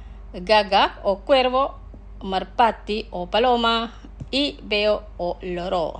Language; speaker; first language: Spanish; non-native, fluent; Indonesian